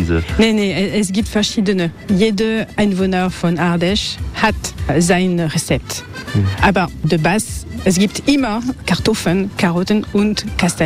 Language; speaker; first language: German; non-native, learner; French